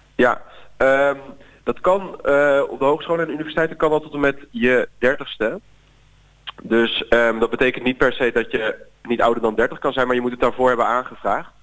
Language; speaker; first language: Dutch; native; Dutch